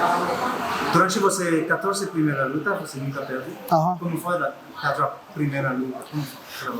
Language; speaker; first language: Portuguese; non-native, learner; French